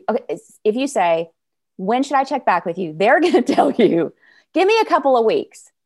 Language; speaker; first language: English; native; English